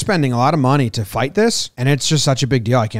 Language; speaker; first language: English; native; English